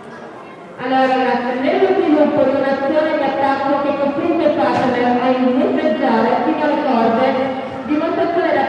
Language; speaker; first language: Italian; native; Italian